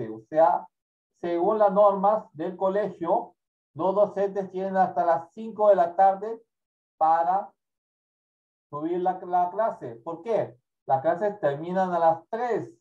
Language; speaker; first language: Spanish; native; Spanish